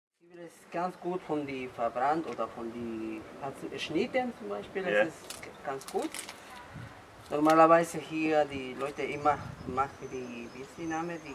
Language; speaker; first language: German; non-native, learner; Spanish